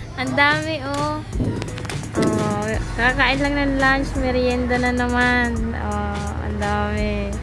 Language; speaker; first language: Filipino; non-native, local second language; Bikol